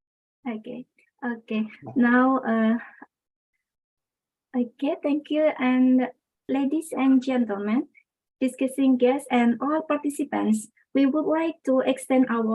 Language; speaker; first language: English; non-native, local second language; Indonesian